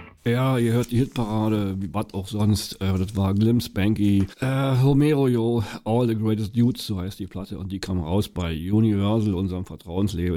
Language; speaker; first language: German; native; German